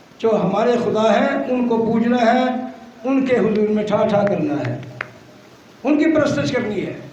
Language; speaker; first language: Urdu; non-native, local second language; Punjabi